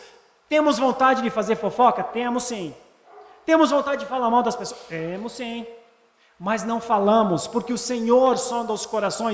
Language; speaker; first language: Portuguese; native; Portuguese